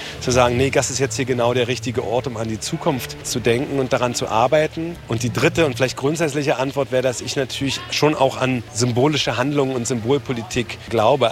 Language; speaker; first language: German; native; German